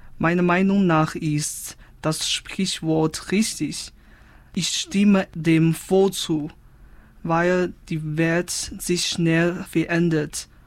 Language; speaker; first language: German; non-native, fluent; Chinese